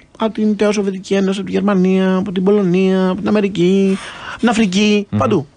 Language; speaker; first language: Greek; native; Greek